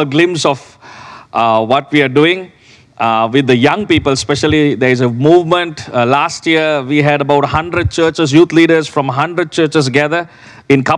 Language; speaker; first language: English; non-native, local second language; Sinhala